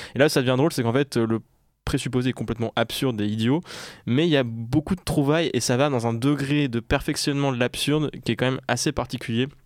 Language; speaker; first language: French; native; French